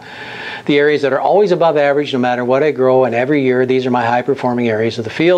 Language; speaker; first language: English; native; English